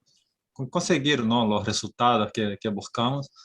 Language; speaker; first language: Spanish; non-native, fluent; Portuguese